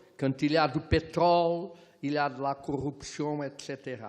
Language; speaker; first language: French; non-native, fluent; Portuguese